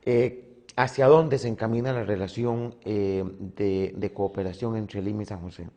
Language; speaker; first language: Spanish; native; Spanish